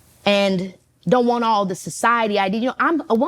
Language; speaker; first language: English; native; English